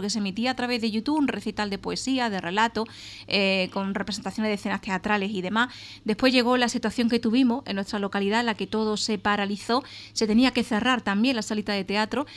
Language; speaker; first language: Spanish; native; Spanish